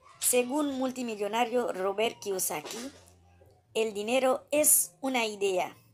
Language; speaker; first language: Spanish; non-native, fluent; Haitian Creole